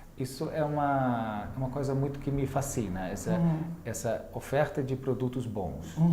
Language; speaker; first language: Portuguese; non-native, fluent; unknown